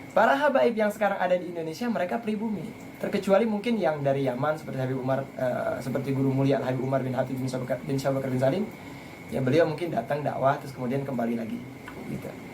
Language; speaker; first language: Indonesian; native; Indonesian